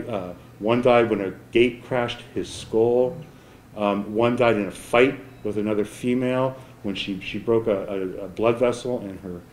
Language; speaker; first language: English; native; English